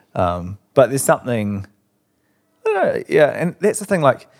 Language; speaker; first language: English; native; English